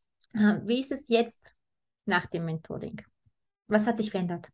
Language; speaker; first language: German; native; German